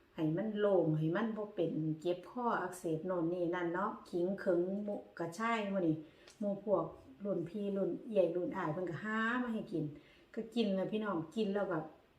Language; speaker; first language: Thai; native; Thai